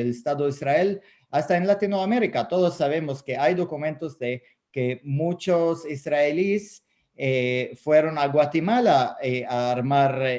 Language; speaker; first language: Spanish; non-native, fluent; Arabic